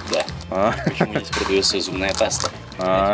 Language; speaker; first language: Russian; non-native, fluent; Korean